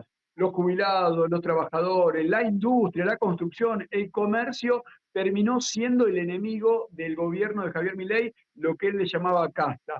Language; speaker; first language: Spanish; native; Spanish